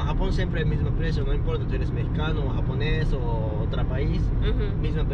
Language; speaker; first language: Spanish; non-native, learner; Japanese